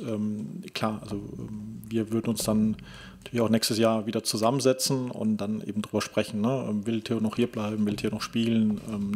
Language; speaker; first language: German; native; German